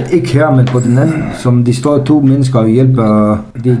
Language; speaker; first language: Danish; non-native, fluent; Kurdish